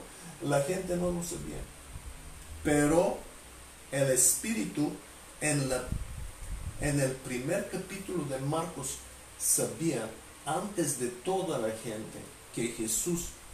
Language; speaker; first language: Spanish; non-native, fluent; Bulgarian